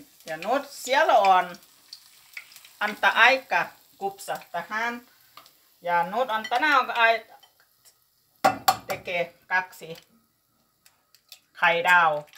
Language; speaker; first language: Finnish; non-native, learner; Thai